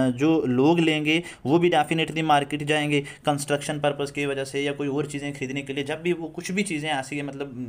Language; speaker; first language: Hindi; non-native, local second language; Kashmiri